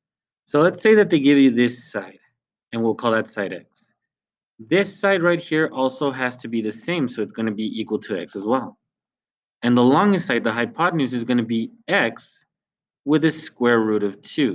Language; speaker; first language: English; native; English